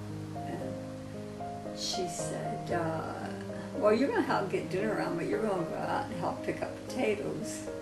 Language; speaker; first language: English; native; English